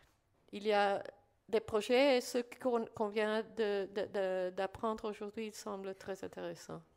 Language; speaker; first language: French; non-native, fluent; Spanish